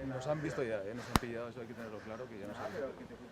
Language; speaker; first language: Spanish; native; Spanish